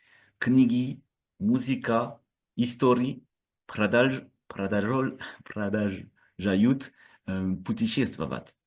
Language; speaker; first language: Russian; non-native, learner; French